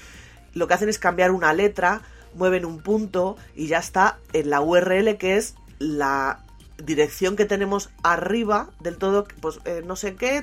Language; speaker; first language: Spanish; native; Spanish